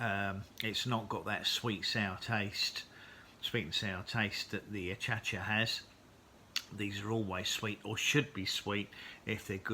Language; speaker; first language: English; native; English